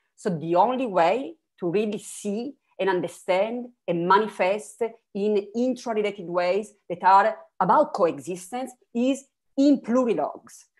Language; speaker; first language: English; non-native, fluent; Italian